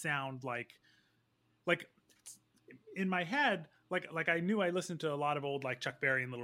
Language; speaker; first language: English; native; English